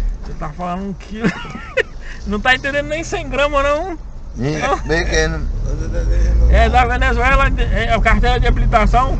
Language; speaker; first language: Portuguese; native; Portuguese